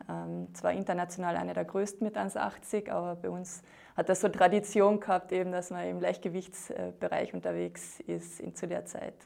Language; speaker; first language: German; native; German